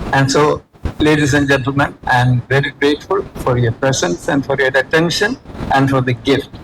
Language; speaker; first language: English; non-native, local second language; Malayalam